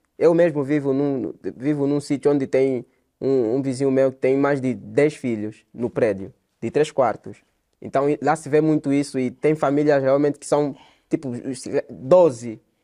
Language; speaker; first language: Portuguese; native; Portuguese